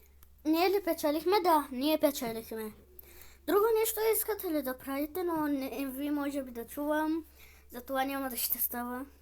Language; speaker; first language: Bulgarian; non-native, local second language; Turkish